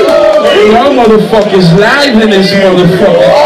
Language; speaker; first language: English; native; English